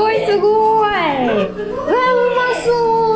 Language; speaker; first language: Japanese; non-native, fluent; Italian